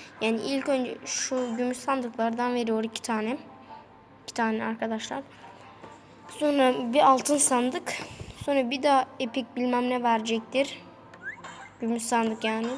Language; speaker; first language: Turkish; native; Turkish